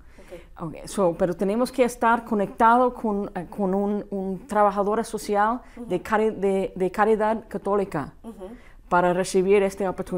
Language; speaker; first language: Spanish; non-native, fluent; English